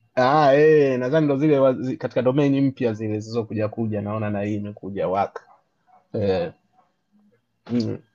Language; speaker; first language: Swahili; native; Swahili